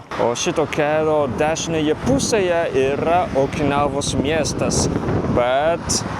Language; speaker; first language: Lithuanian; non-native, fluent; Japanese